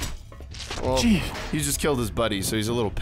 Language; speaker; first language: English; native; English